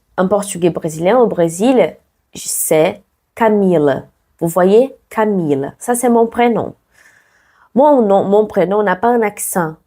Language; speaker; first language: French; non-native, fluent; Portuguese